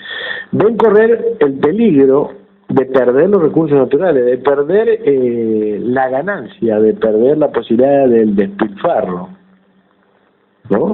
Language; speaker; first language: Spanish; native; Spanish